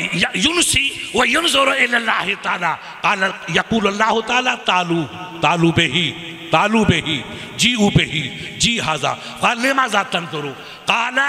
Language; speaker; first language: Arabic; non-native, learner; Urdu